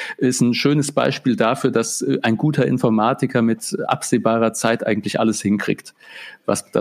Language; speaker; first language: German; native; German